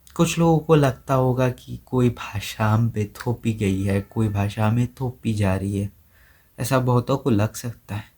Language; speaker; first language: Hindi; non-native, local second language; Assamese